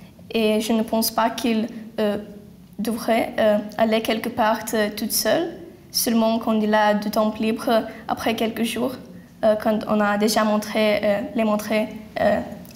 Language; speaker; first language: French; non-native, learner; Lithuanian